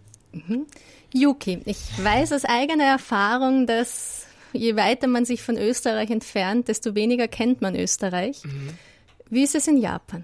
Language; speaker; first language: German; native; German